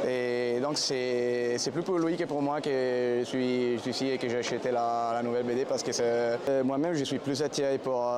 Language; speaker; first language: French; non-native, fluent; Italian